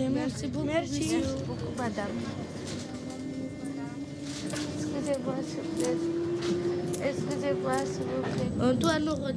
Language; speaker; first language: French; non-native, learner; Romanian